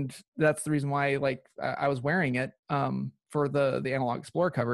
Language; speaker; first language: English; native; English